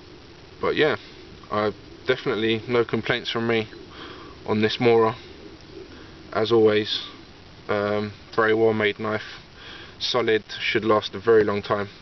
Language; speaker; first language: English; native; English